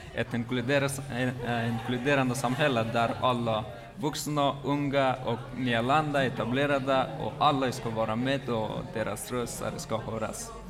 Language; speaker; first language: Swedish; non-native, learner; Persian